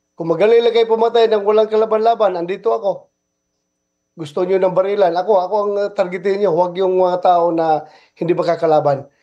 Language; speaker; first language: Filipino; non-native, local second language; Cebuano